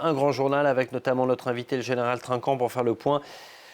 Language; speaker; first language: French; native; French